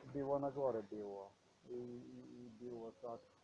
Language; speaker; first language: Czech; non-native, learner; Polish